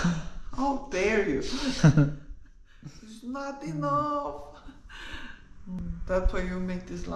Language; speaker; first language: English; non-native, learner; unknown